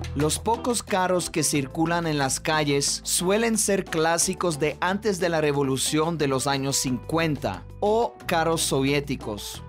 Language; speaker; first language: Spanish; non-native, fluent; Romanian